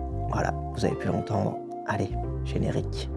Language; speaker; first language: French; native; French